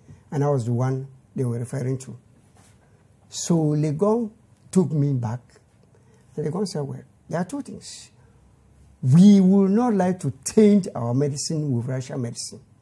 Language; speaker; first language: English; non-native, local second language; Akan